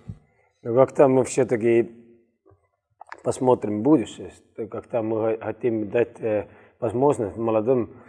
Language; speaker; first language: Russian; non-native, learner; Estonian